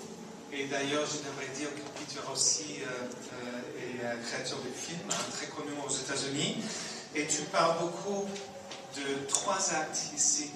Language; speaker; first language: French; non-native, fluent; English